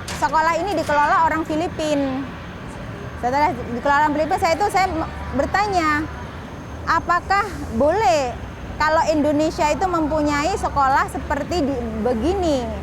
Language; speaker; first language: Indonesian; native; Indonesian